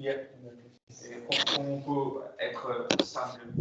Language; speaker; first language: French; non-native, fluent; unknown